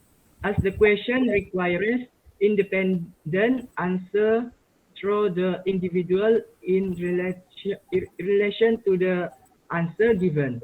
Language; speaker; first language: English; non-native, local second language; Malay